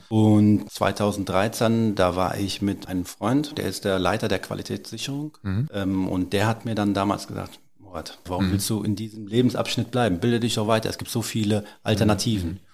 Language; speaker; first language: German; early bilingual, other home language; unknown